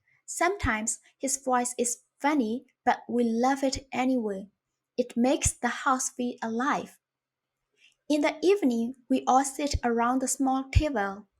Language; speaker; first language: English; non-native, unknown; Burmese